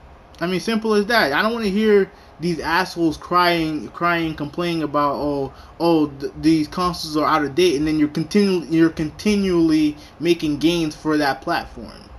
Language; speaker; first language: English; native; English